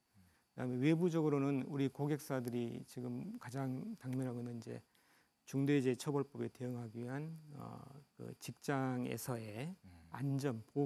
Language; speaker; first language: Korean; native; Korean